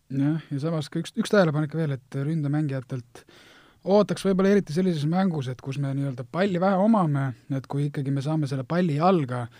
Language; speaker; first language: Estonian; native; Estonian